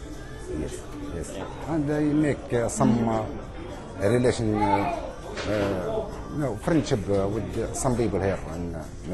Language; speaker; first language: English; non-native, learner; Arabic